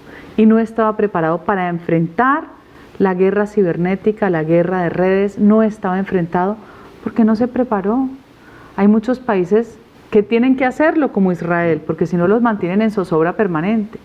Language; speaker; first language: Spanish; native; Spanish